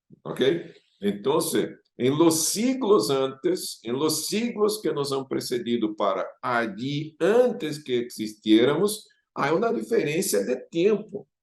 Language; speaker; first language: Spanish; non-native, fluent; Portuguese